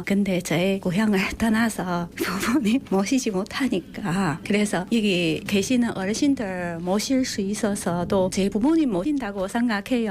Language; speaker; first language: Korean; non-native, local second language; Chinese